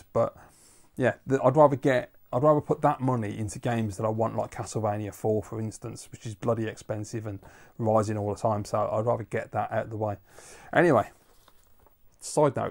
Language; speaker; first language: English; native; English